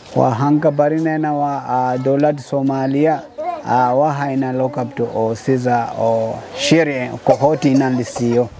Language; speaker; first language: Somali; non-native, learner; Swahili